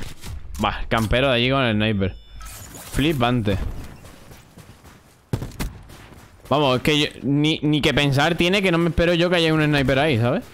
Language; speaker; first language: Spanish; native; Spanish